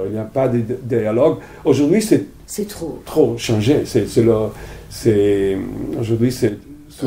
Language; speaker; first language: French; non-native, fluent; Italian